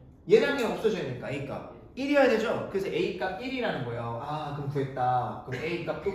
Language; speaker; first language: Korean; native; Korean